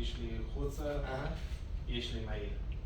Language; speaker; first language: Hebrew; non-native, learner; English